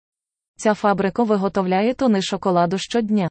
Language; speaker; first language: Ukrainian; native; Ukrainian